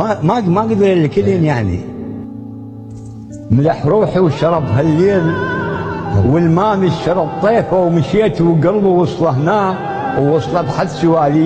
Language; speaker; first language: Arabic; native; Arabic